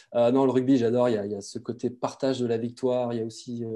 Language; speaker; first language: French; native; French